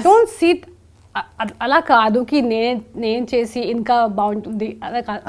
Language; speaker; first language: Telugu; non-native, fluent; Hindi